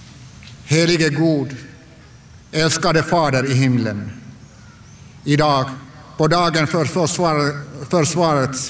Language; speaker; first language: Swedish; non-native, local second language; Finnish